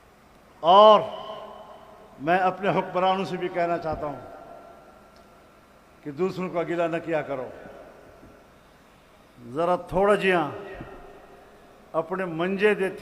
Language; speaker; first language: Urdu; non-native, local second language; Pashto